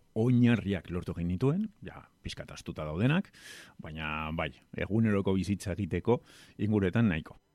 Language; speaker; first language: Basque; non-native, local second language; Spanish